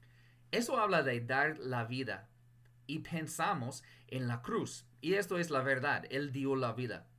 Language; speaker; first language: Spanish; non-native, fluent; English